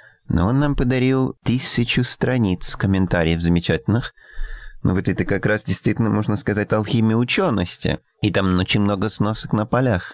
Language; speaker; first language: Russian; non-native, fluent; English